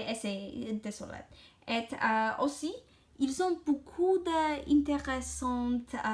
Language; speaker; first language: French; non-native, learner; English